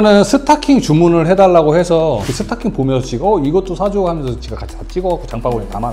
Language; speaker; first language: Korean; native; Korean